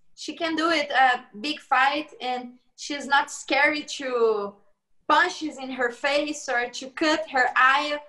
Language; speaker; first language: English; non-native, fluent; Portuguese